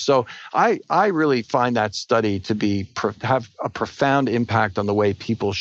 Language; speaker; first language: English; native; English